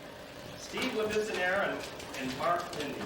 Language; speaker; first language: English; native; English